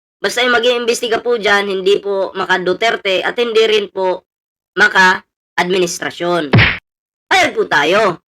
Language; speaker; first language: Filipino; non-native, local second language; Cebuano